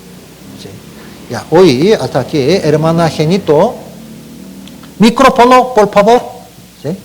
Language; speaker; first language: Spanish; non-native, learner; Korean